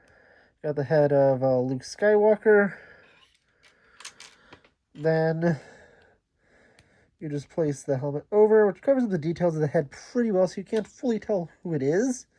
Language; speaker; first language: English; native; English